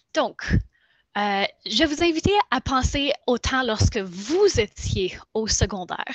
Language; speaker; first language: French; native; French